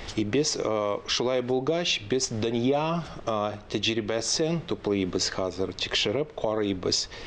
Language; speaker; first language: Tatar; non-native, local second language; Russian